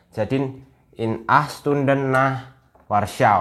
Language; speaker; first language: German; non-native, learner; Indonesian